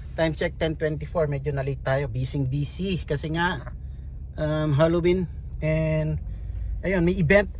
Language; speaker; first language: Filipino; native; Filipino